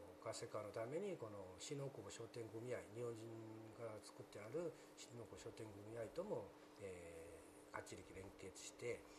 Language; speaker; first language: Japanese; non-native, fluent; Korean